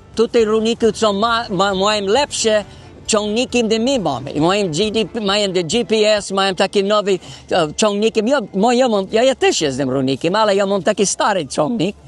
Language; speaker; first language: Polish; early bilingual, heritage; English